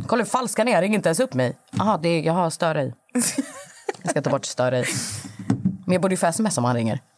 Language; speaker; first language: Swedish; native; Swedish